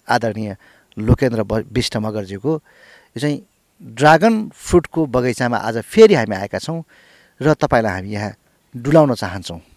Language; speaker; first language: Nepali; native; Nepali